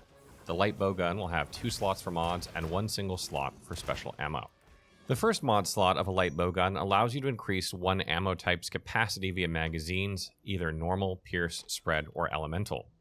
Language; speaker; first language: English; native; English